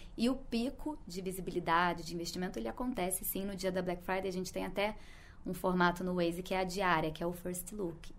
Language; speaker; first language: Portuguese; native; Portuguese